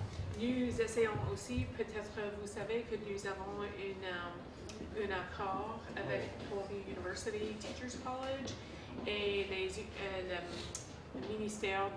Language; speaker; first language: French; non-native, fluent; English